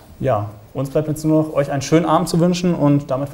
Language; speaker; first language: German; native; German